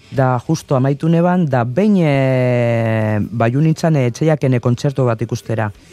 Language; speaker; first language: Basque; native; Basque